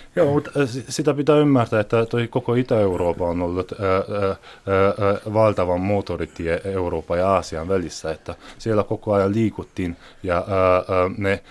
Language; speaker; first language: Finnish; non-native, fluent; Hungarian